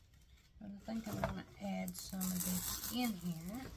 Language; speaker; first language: English; native; English